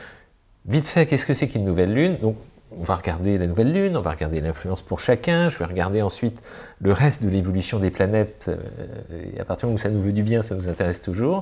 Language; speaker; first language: French; native; French